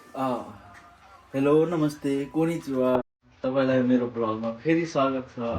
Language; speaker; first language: Nepali; native; Nepali